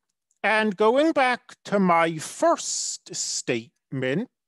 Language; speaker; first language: English; native; English